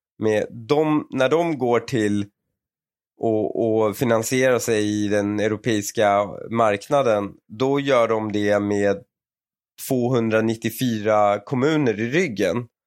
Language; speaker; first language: Swedish; early bilingual, other home language; Persian